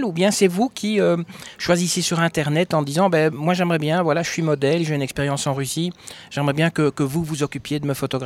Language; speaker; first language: French; native; French